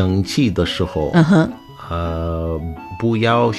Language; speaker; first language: Chinese; non-native, learner; English